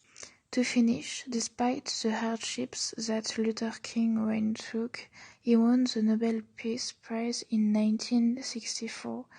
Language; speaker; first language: English; non-native, learner; French